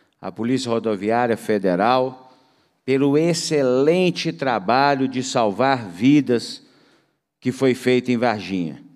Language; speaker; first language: Portuguese; native; Portuguese